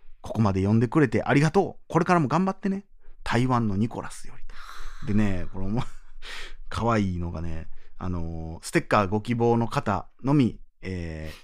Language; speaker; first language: Japanese; native; Japanese